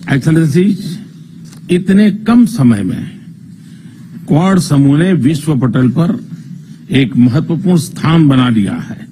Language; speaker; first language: Hindi; non-native, local second language; Gujarati